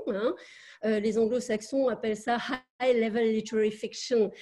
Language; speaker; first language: French; native; French